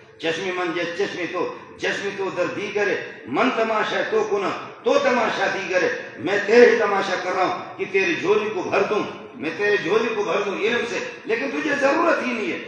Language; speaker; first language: Urdu; non-native, local second language; Brahui